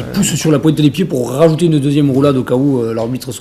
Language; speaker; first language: French; native; French